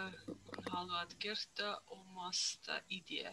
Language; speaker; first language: Finnish; non-native, learner; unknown